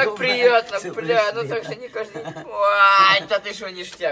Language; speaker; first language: Russian; native; Russian